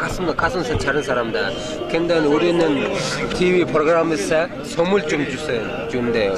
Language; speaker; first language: Korean; non-native, learner; Mongolian